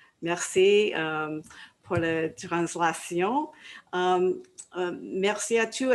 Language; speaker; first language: French; non-native, learner; English